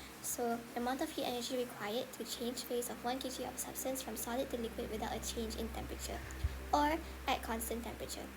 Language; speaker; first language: English; non-native, local second language; Malay